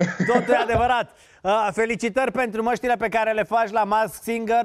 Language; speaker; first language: Romanian; native; Romanian